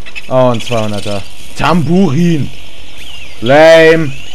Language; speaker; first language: German; native; German